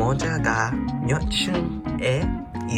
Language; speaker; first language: Korean; non-native, learner; English